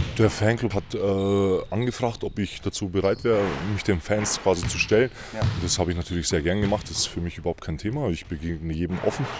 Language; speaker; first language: German; native; German